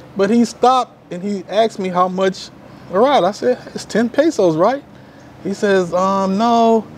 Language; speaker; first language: English; native; English